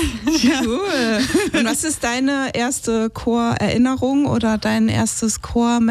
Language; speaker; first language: German; native; German